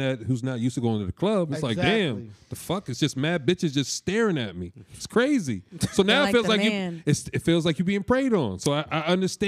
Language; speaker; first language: English; native; English